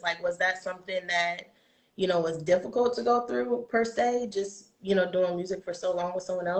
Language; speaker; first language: English; native; English